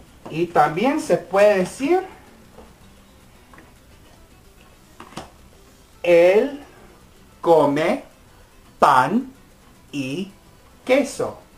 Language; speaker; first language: Spanish; non-native, fluent; English